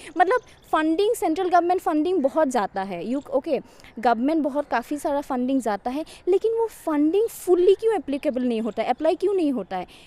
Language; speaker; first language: Hindi; non-native, local second language; Assamese